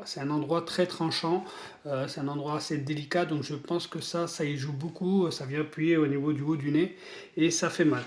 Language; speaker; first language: French; native; French